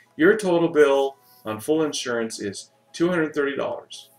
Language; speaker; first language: English; native; English